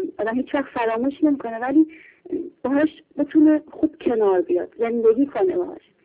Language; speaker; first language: Persian; early bilingual, heritage; Persian